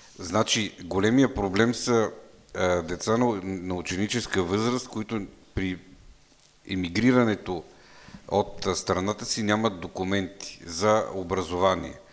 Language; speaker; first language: Bulgarian; native; Bulgarian